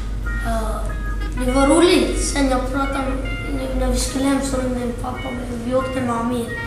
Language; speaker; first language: Swedish; non-native, local second language; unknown